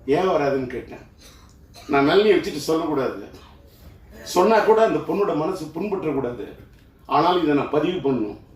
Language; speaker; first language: Tamil; native; Tamil